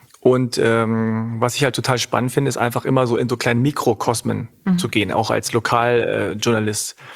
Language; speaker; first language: German; native; German